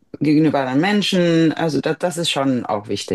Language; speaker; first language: German; non-native, fluent; Swedish